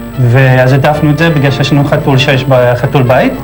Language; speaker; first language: Hebrew; native; Hebrew